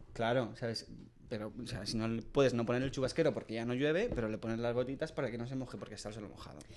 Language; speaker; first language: Spanish; native; Spanish